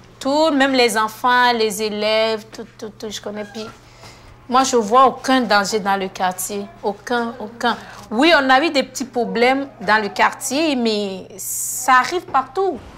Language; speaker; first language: French; non-native, fluent; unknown